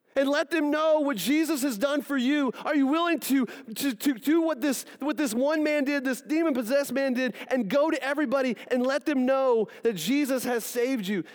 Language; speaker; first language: English; native; English